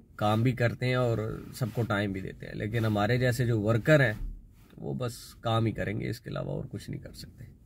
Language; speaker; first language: Urdu; non-native, local second language; Punjabi